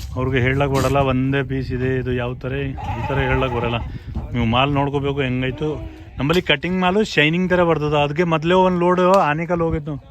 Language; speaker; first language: Kannada; non-native, local second language; Urdu